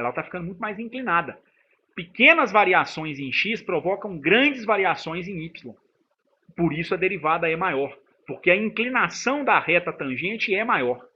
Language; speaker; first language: Portuguese; native; Portuguese